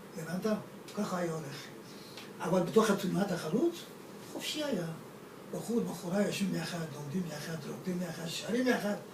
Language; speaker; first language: Hebrew; non-native, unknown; Persian